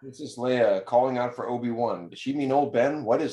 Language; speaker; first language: English; native; English